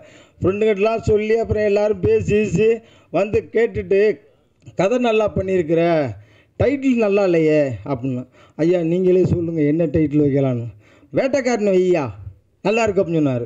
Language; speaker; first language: Tamil; native; Tamil